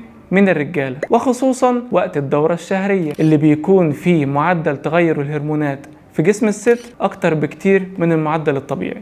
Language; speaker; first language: Arabic; native; Arabic